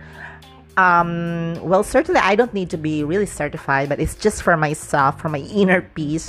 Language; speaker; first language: English; non-native, local second language; Cebuano